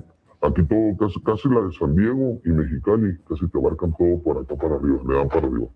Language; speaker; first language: Spanish; native; Spanish